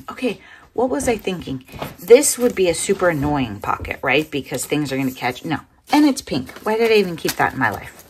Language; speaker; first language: English; native; English